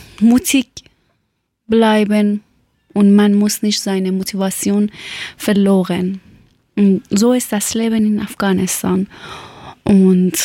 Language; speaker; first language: German; non-native, local second language; Persian